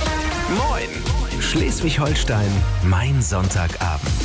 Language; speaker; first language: German; native; German